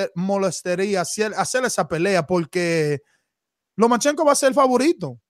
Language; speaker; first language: Spanish; early bilingual, heritage; Spanish